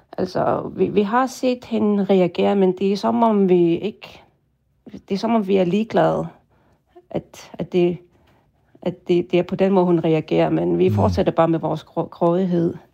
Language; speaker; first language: Danish; non-native, local second language; Kalaallisut